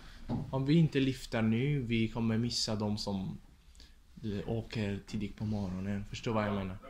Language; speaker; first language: Swedish; non-native, learner; Italian